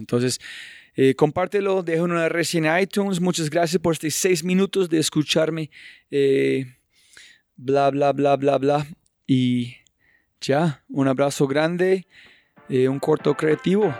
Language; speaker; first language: Spanish; non-native, fluent; English